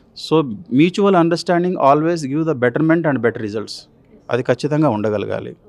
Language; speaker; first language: Telugu; native; Telugu